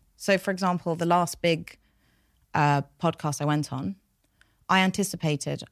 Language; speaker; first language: English; non-native, local second language; Persian